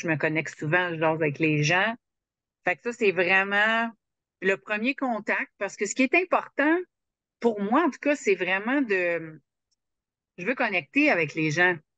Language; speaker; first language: French; native; French